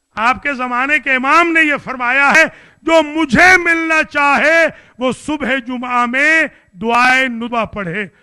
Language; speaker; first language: Urdu; non-native, local second language; Punjabi